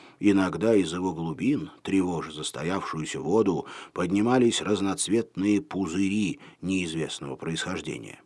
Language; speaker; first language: Russian; native; Russian